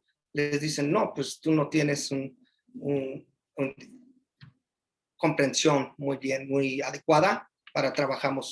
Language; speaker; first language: Spanish; early bilingual, heritage; English